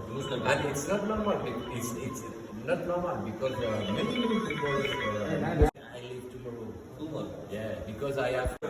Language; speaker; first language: English; non-native, learner; French